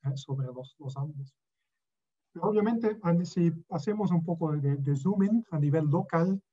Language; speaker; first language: Spanish; non-native, fluent; Dutch